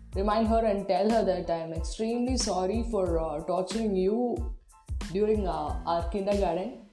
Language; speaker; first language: English; non-native, local second language; Tamil